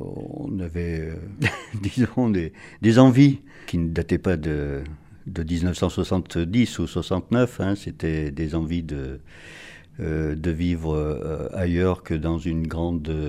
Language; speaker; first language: French; native; French